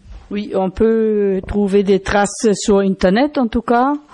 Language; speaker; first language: French; non-native, fluent; German